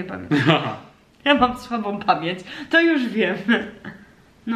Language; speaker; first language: Polish; early bilingual, heritage; Polish